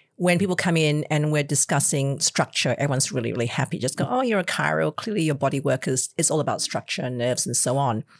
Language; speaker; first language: English; non-native, local second language; Cantonese